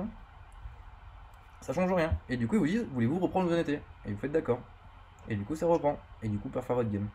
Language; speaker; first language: French; native; French